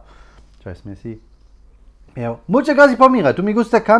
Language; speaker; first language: Spanish; non-native, learner; German